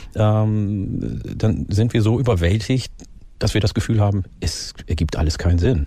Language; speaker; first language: German; early bilingual, other home language; Oromo